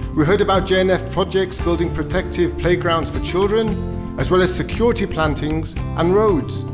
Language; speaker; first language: English; native; English